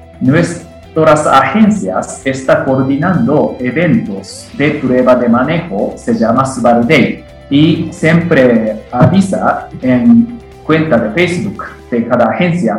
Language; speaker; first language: Spanish; non-native, fluent; Japanese